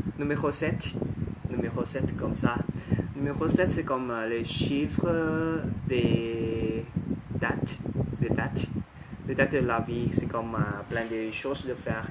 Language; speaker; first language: French; non-native, learner; Thai